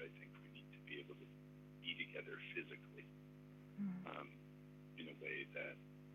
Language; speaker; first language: English; native; English